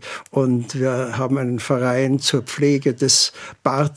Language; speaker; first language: German; native; German